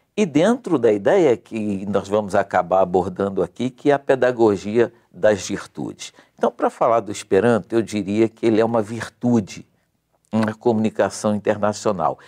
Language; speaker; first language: Portuguese; native; Portuguese